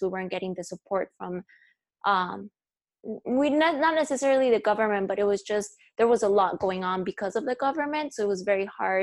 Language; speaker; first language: English; non-native, fluent; Spanish